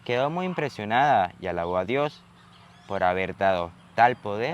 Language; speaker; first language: Spanish; native; Spanish